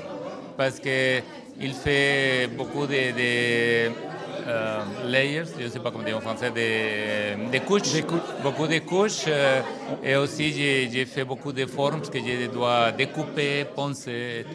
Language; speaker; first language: French; non-native, learner; Spanish